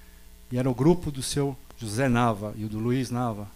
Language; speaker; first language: Portuguese; native; Portuguese